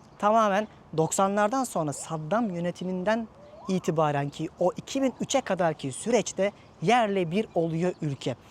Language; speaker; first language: Turkish; native; Turkish